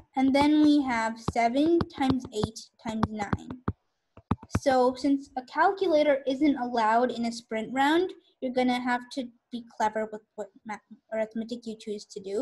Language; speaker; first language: English; native; English